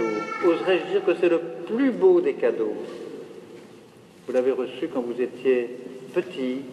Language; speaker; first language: French; native; French